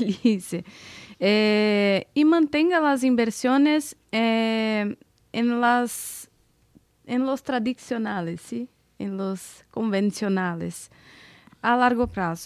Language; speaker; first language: Spanish; non-native, fluent; Portuguese